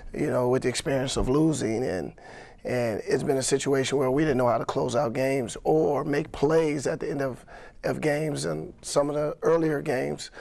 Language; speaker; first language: English; native; English